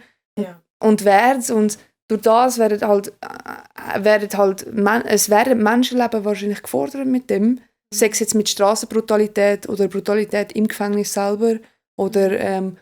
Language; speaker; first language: German; native; German